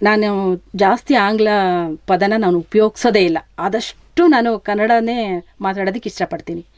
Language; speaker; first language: Kannada; native; Kannada